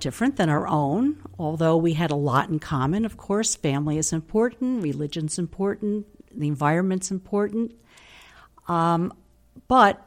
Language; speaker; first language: English; native; English